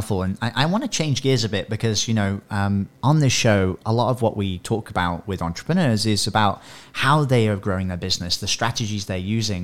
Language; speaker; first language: English; native; English